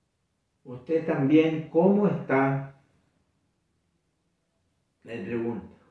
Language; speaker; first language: Spanish; non-native, local second language; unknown